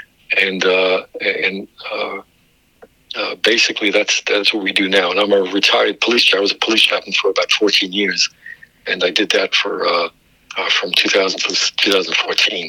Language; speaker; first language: English; native; English